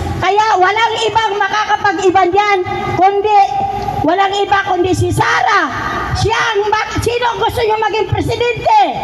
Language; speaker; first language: Filipino; non-native, local second language; Waray